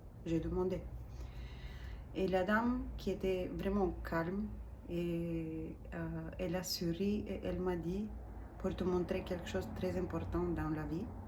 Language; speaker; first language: French; non-native, learner; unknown